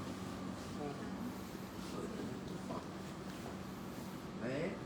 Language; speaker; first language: Chinese; native; Chinese